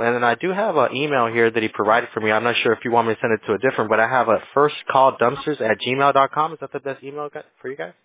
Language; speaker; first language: English; early bilingual, other home language; Spanish